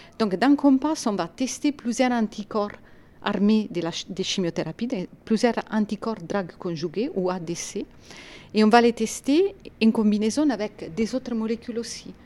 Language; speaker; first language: French; non-native, fluent; Italian